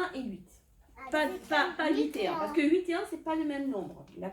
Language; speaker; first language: French; native; French